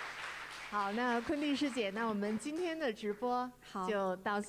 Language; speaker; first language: Chinese; native; Chinese